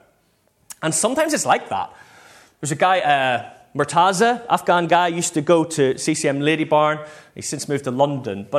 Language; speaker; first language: English; native; English